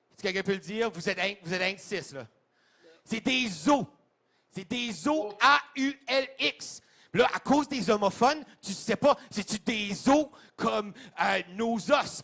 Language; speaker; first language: French; non-native, local second language; English